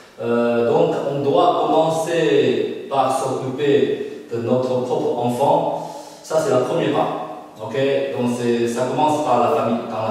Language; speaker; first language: French; non-native, fluent; Chinese